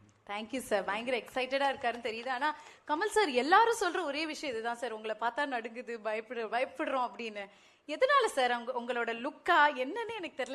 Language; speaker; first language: Tamil; native; Tamil